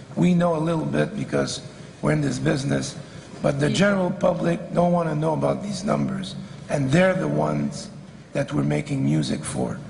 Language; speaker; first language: English; non-native, fluent; French